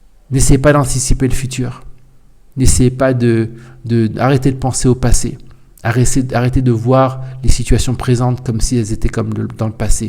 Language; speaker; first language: French; native; French